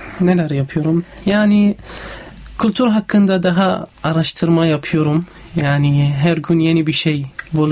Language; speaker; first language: Turkish; non-native, learner; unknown